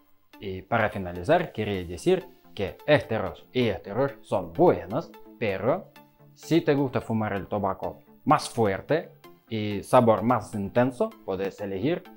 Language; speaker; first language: Spanish; non-native, learner; Russian